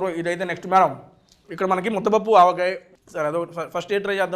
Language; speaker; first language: Telugu; native; Telugu